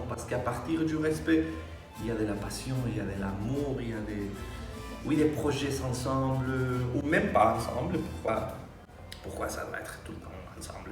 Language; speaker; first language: French; non-native, fluent; Spanish